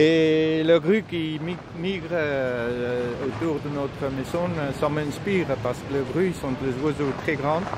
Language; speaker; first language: French; non-native, learner; Dutch